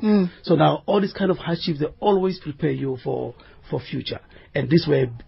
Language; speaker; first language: English; non-native, local second language; Northern Sotho